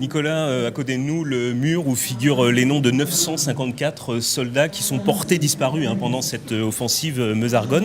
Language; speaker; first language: French; native; French